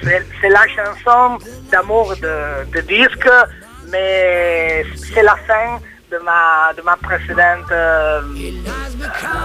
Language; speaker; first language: French; non-native, learner; Italian